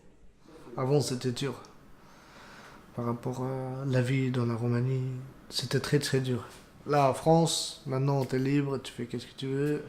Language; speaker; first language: French; non-native, learner; Romanian